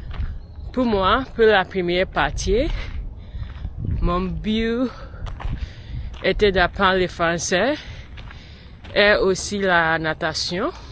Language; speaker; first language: French; non-native, learner; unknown